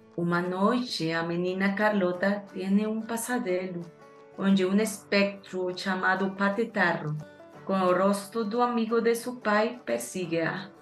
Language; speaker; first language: Portuguese; non-native, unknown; Spanish